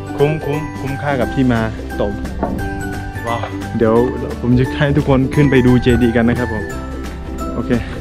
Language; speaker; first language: Thai; non-native, local second language; Karen languages